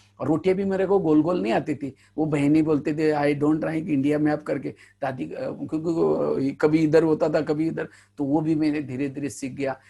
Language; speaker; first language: Hindi; non-native, local second language; Marathi